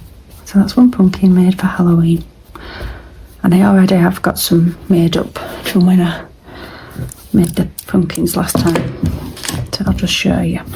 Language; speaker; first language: English; native; English